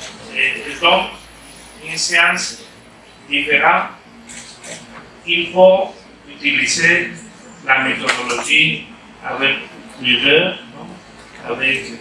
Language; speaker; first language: French; non-native, fluent; Spanish